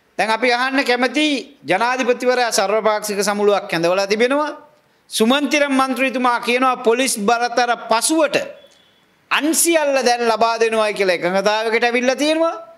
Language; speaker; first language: Sinhala; non-native, local second language; Tamil